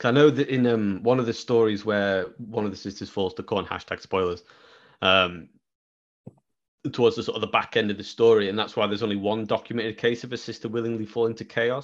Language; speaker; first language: English; native; English